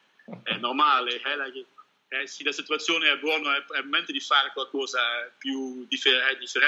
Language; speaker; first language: Italian; non-native, learner; Dutch